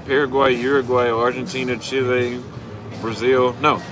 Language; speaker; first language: Spanish; non-native, learner; English